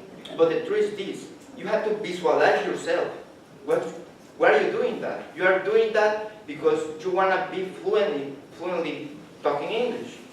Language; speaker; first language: English; non-native, fluent; Spanish